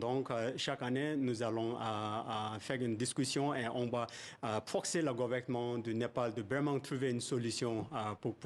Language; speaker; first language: French; non-native, fluent; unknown